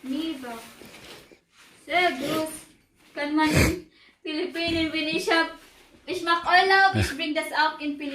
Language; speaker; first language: German; non-native, learner; Filipino